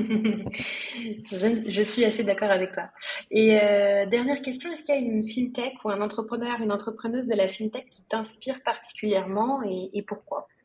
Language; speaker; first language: French; native; French